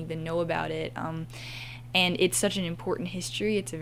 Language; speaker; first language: English; native; English